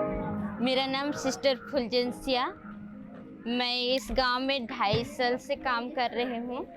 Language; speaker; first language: Hindi; non-native, local second language; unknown